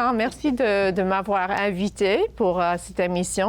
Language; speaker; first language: French; non-native, fluent; English